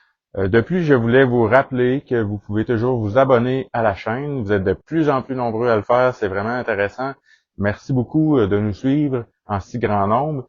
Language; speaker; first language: French; native; French